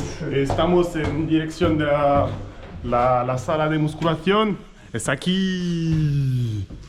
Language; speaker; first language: Spanish; non-native, learner; French